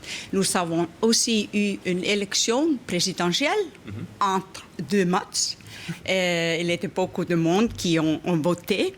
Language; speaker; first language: French; non-native, fluent; Icelandic